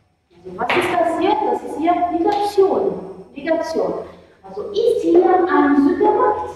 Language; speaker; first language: German; non-native, fluent; Arabic